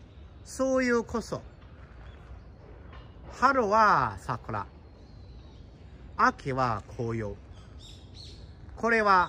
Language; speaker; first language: Japanese; non-native, fluent; Chinese